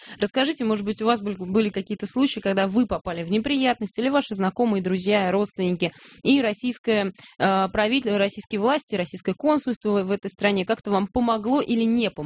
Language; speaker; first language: Russian; native; Russian